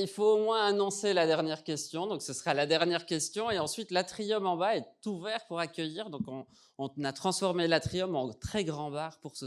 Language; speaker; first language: French; native; French